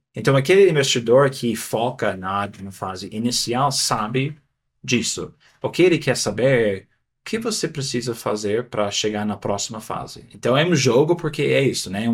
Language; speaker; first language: Portuguese; non-native, fluent; English